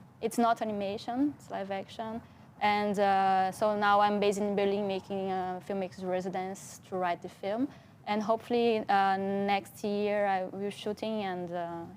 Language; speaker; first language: English; non-native, fluent; Portuguese